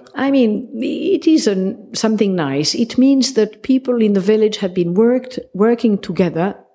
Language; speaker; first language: English; non-native, fluent; French